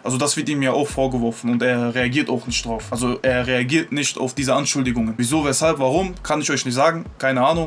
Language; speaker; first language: German; native; German